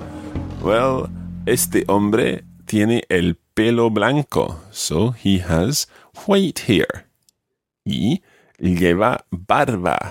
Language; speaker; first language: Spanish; non-native, fluent; English